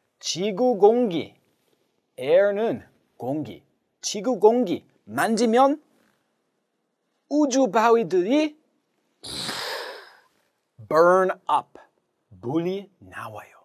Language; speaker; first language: Korean; non-native, learner; English